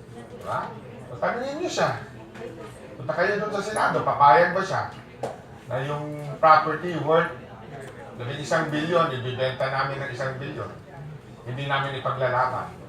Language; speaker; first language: Filipino; non-native, local second language; Cebuano